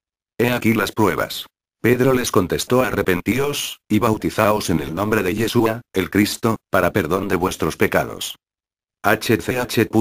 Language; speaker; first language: Spanish; native; Spanish